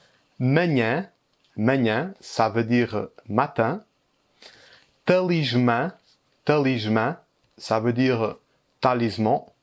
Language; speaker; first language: French; early bilingual, heritage; Portuguese